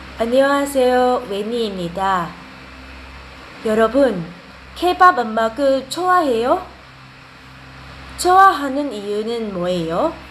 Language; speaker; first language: Korean; non-native, learner; Indonesian